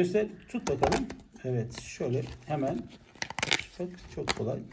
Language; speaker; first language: Turkish; native; Turkish